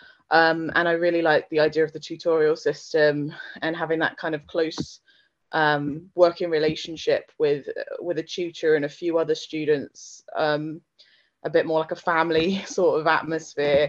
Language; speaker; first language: English; native; English